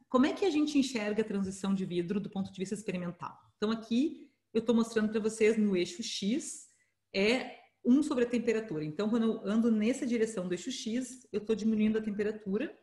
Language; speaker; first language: Portuguese; native; Portuguese